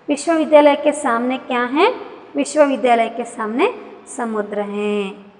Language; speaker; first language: Hindi; non-native, local second language; Kannada